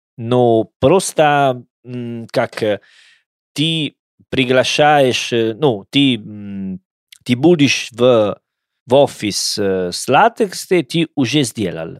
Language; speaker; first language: Russian; non-native, learner; Italian